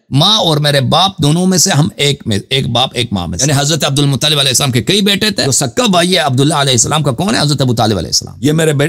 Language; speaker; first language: Urdu; non-native, fluent; Persian